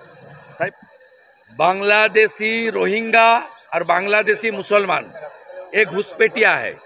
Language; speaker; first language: Hindi; non-native, local second language; Bangla